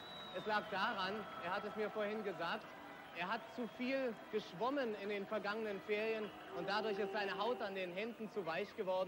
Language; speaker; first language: German; native; German